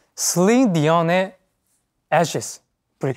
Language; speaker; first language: Korean; non-native, fluent; Chinese